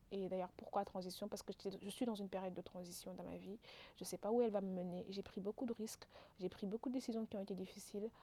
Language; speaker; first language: French; non-native, local second language; Wolof